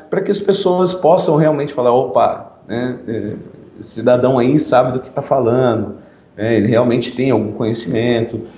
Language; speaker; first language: Portuguese; native; Portuguese